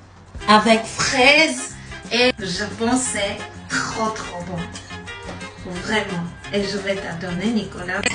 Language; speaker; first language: French; non-native, learner; Armenian